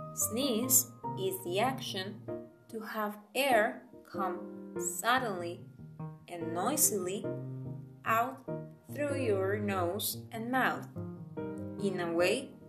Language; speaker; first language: English; non-native, fluent; Spanish